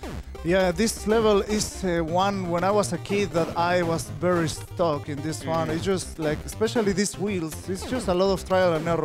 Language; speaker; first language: English; non-native, fluent; Spanish